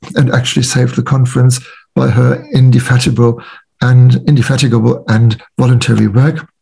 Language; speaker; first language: English; non-native, fluent; German